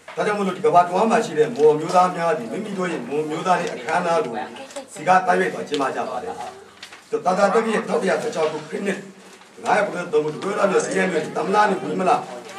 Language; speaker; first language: Burmese; non-native, local second language; Mon